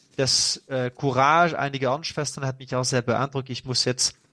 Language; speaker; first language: German; non-native, fluent; French